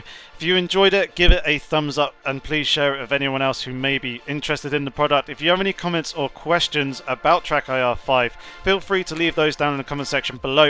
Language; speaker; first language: English; native; English